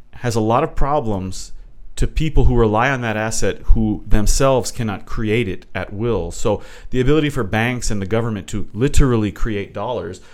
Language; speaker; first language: English; early bilingual, other home language; Portuguese